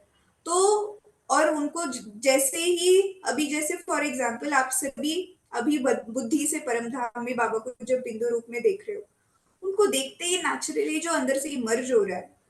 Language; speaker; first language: Hindi; native; Hindi